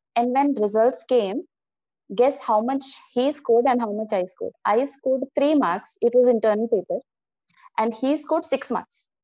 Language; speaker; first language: English; non-native, local second language; Hindi